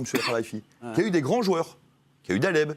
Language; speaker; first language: French; native; French